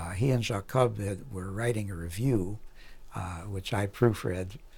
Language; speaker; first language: English; native; English